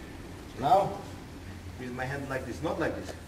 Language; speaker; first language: English; non-native, learner; German